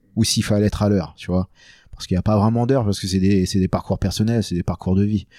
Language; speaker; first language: French; native; French